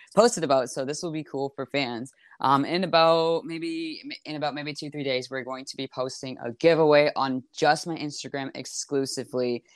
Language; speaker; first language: English; native; English